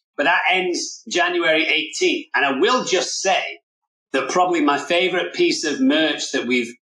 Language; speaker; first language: English; native; English